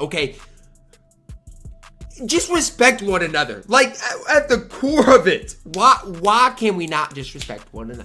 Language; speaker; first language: English; native; English